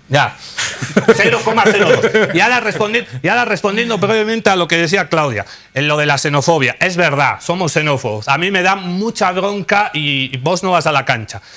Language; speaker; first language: Spanish; native; Spanish